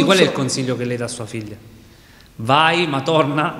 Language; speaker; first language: Italian; native; Italian